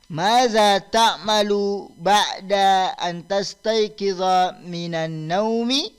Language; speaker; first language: Arabic; non-native, fluent; Indonesian